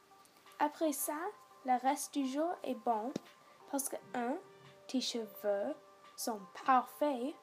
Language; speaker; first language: French; non-native, local second language; English